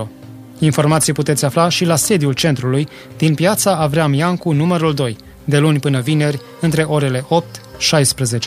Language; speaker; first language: Romanian; native; Romanian